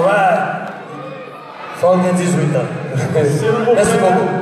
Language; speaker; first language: French; non-native, local second language; Haitian Creole